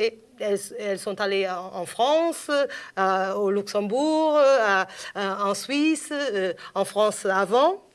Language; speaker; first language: French; non-native, fluent; Portuguese